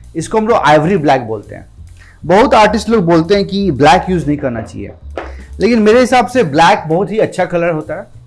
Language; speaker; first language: Hindi; non-native, local second language; Gujarati